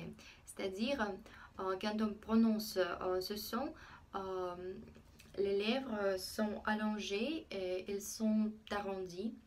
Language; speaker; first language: French; non-native, fluent; Russian